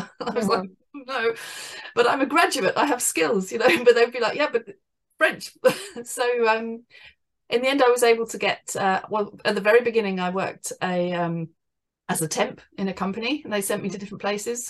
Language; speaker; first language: English; native; English